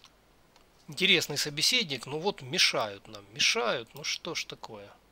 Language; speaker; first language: Russian; native; Russian